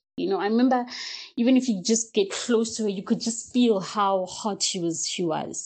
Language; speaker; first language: English; non-native, local second language; Tswana